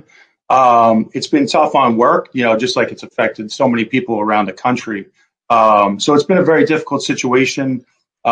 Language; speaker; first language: English; native; English